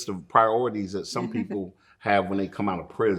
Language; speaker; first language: English; native; English